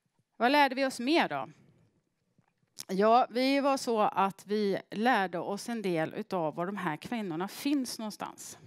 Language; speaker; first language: Swedish; native; Swedish